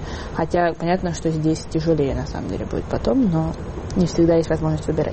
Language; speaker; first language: Russian; native; Russian